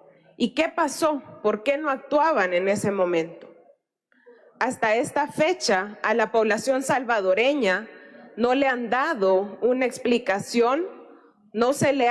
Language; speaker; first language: Spanish; native; Spanish